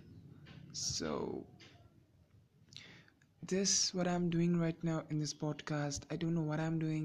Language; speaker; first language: English; non-native, local second language; Bangla